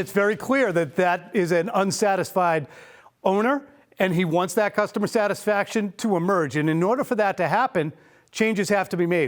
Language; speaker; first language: English; native; English